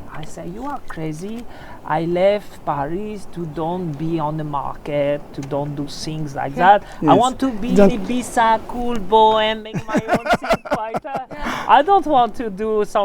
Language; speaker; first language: English; non-native, fluent; French